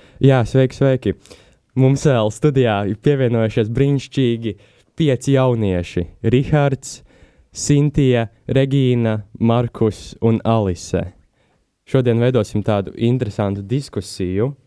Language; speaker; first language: Latvian; native; Latvian